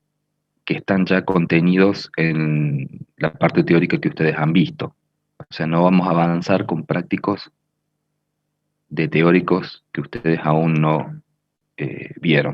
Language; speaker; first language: Spanish; native; Spanish